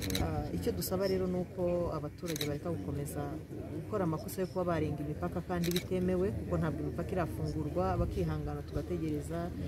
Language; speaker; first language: Kinyarwanda; native; Kinyarwanda